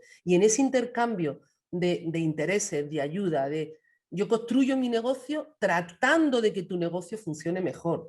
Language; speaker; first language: Spanish; native; Spanish